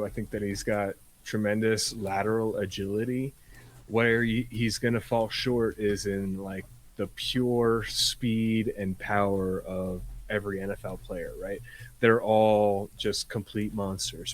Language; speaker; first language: English; native; English